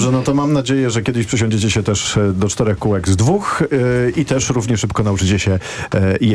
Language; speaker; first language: Polish; native; Polish